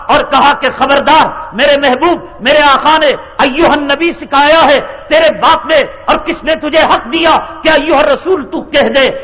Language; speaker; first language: Urdu; native; Urdu